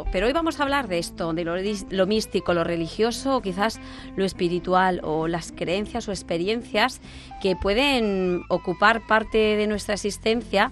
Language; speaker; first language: Spanish; native; Spanish